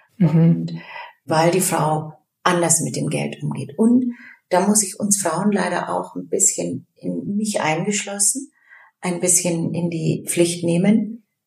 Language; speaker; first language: German; early bilingual, other home language; Turkish